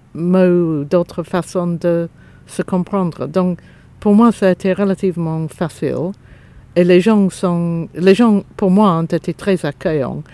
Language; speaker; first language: French; non-native, fluent; English